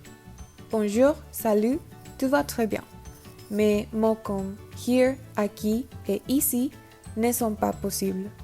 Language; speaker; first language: French; non-native, learner; Spanish